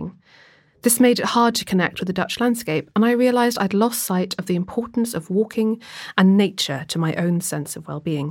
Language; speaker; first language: English; native; English